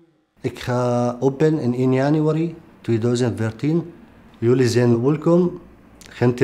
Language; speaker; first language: Dutch; non-native, learner; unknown